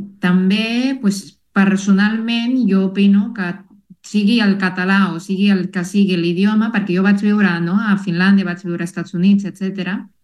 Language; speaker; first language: Catalan; non-native, fluent; Spanish